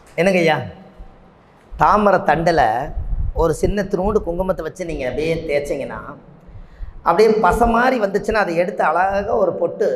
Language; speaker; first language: Tamil; native; Tamil